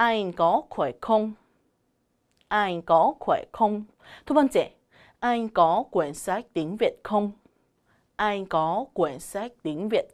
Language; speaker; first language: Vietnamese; non-native, learner; Korean